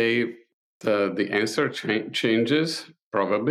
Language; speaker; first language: English; non-native, fluent; Italian